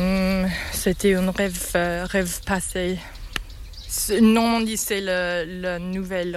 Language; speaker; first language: French; non-native, learner; English